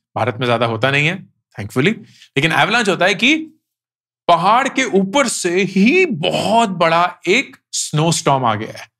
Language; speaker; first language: Hindi; native; Hindi